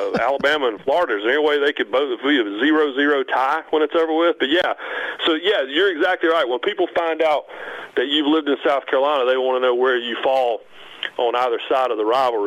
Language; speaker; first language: English; native; English